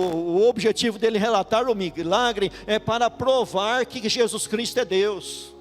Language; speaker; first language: Portuguese; native; Portuguese